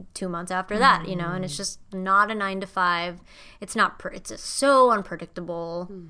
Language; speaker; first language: English; non-native, fluent; Indonesian